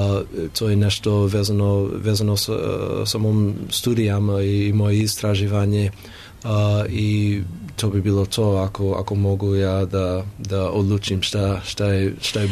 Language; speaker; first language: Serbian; non-native, learner; English